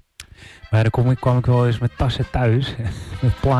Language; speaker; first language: Dutch; native; Dutch